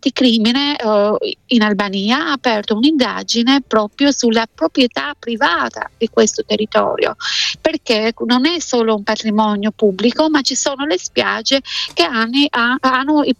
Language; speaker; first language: Italian; non-native, fluent; Albanian